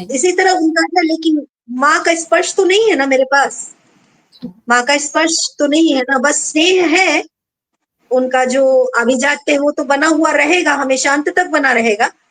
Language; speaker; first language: Hindi; non-native, local second language; Bangla